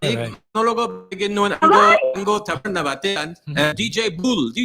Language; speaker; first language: Basque; non-native, learner; English